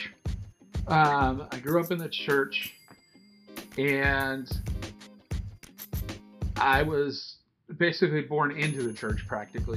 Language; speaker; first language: English; native; English